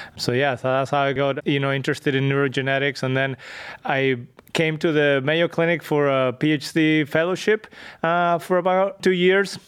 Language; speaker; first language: English; non-native, fluent; Spanish